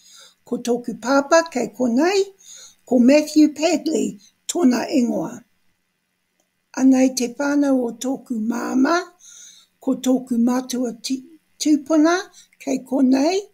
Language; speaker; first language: Māori; non-native, local second language; English